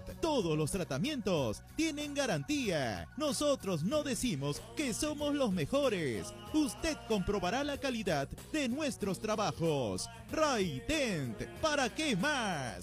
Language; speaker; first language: Spanish; native; Spanish